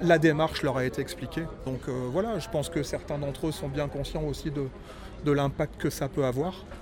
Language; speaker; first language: French; native; French